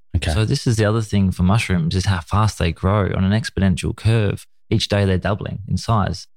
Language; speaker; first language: English; native; English